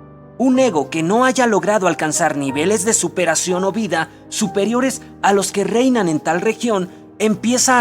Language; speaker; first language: Spanish; native; Spanish